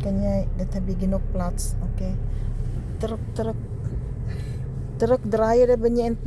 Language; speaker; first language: Dutch; non-native, learner; Filipino